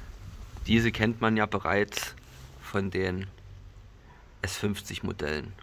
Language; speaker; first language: German; native; German